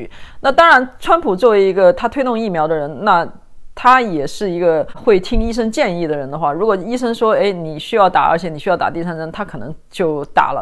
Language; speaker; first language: Chinese; native; Chinese